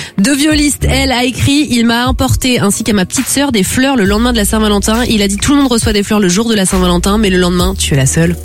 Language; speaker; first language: French; native; French